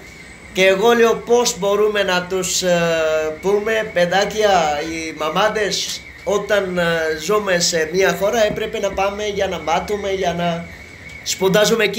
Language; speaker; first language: Greek; non-native, learner; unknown